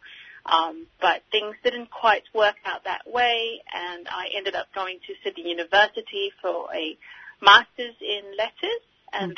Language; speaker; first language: English; native; English